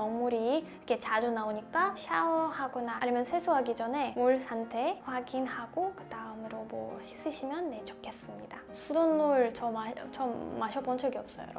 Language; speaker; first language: Korean; non-native, fluent; Russian